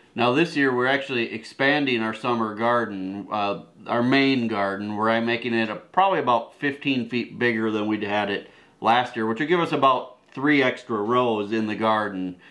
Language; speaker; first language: English; native; English